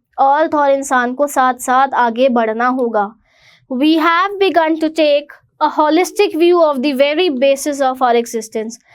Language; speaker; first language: Hindi; native; Hindi